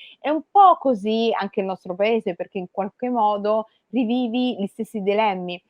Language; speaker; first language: Italian; early bilingual, other home language; Somali